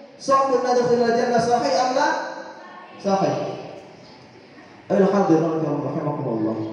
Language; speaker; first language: Arabic; non-native, learner; Indonesian